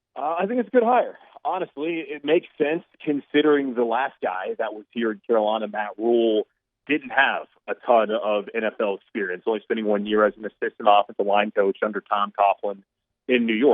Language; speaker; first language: English; native; English